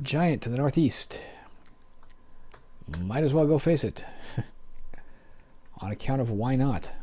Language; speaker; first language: English; native; English